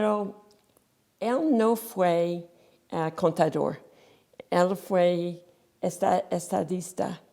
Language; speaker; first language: Spanish; non-native, fluent; English